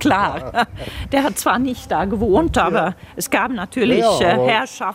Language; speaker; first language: German; non-native, fluent; Swedish